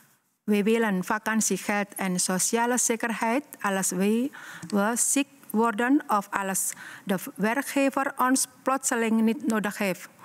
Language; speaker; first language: Dutch; non-native, learner; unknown